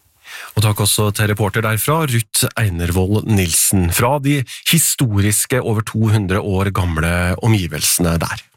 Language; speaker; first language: Norwegian; native; Norwegian